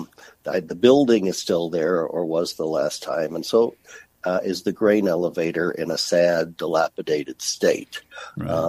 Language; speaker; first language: English; native; English